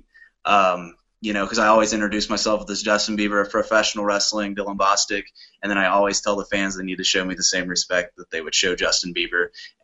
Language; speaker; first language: English; native; English